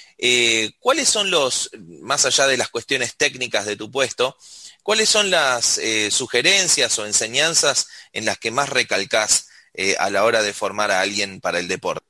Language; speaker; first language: Spanish; native; Spanish